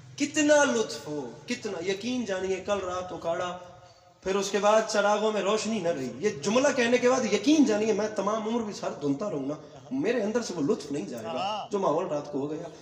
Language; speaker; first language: Urdu; non-native, local second language; Punjabi